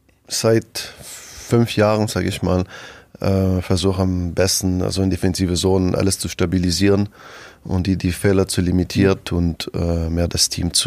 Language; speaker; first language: German; non-native, fluent; French